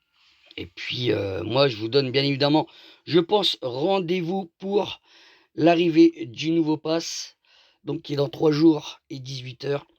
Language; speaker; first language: French; native; French